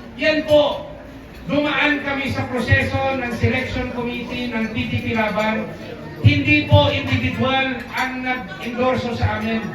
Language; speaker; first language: Filipino; non-native, local second language; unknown